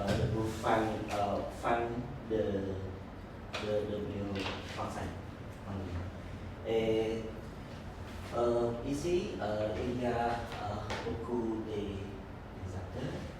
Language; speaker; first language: French; non-native, learner; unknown